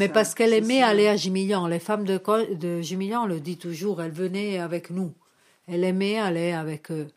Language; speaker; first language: French; non-native, fluent; Italian